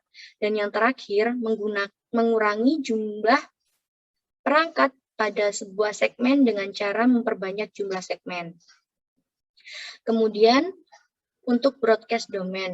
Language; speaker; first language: Indonesian; native; Indonesian